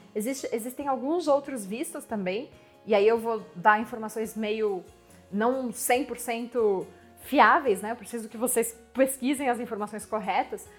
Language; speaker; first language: Portuguese; non-native, fluent; French